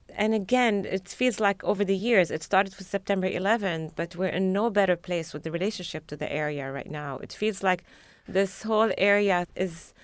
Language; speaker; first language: English; non-native, fluent; Arabic